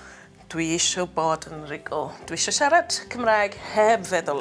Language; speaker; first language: Welsh; non-native, learner; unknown